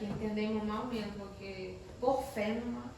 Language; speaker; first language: Spanish; non-native, learner; Portuguese